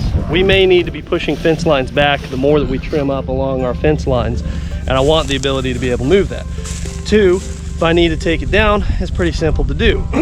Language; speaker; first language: English; native; English